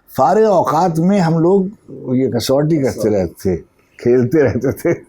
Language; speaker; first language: Urdu; native; Urdu